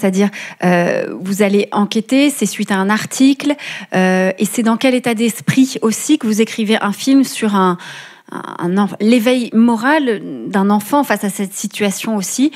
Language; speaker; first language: French; native; French